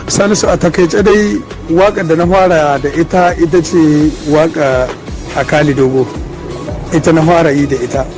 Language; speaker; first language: Hausa; native; Hausa